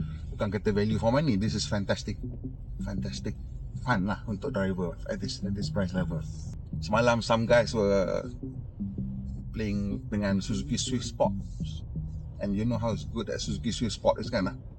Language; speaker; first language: English; non-native, local second language; Malay